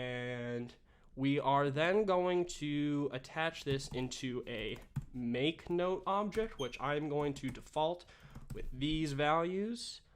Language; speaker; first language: English; native; English